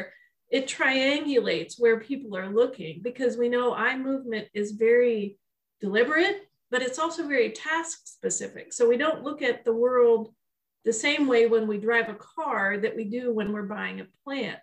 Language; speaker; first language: English; native; English